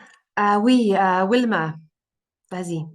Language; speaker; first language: French; non-native, learner; English